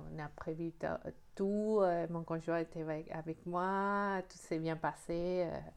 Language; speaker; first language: French; non-native, fluent; Spanish